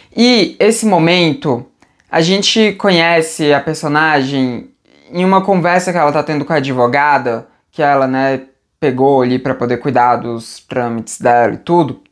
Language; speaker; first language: Portuguese; native; Portuguese